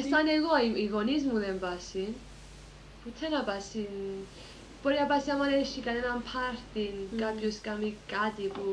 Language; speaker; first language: Greek; early bilingual, heritage; Greek